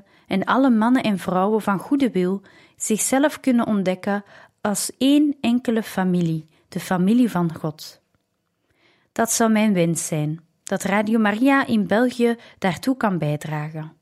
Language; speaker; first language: Dutch; native; Dutch